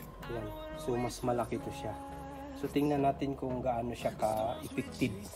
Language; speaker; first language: Filipino; native; Filipino